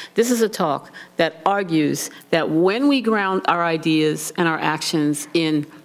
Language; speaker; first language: English; native; English